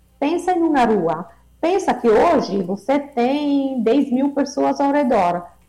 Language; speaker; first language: Portuguese; non-native, fluent; Italian